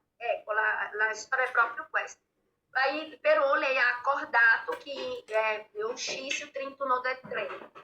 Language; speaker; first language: Italian; non-native, fluent; Portuguese